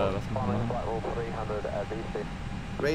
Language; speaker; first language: German; native; German